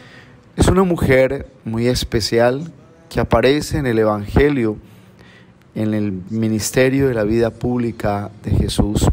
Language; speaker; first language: Spanish; native; Spanish